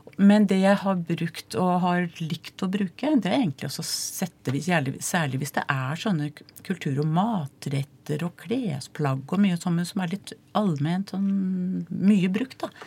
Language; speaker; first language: Norwegian; native; Norwegian